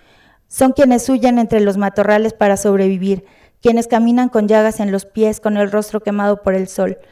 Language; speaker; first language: Spanish; native; Spanish